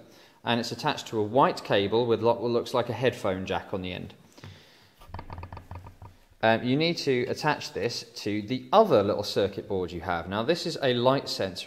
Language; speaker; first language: English; native; English